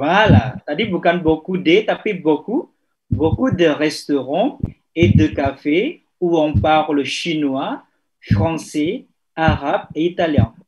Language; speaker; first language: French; non-native, fluent; Indonesian